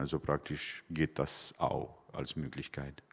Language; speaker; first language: German; non-native, fluent; Romanian